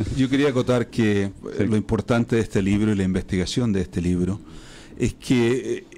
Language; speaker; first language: Spanish; native; Spanish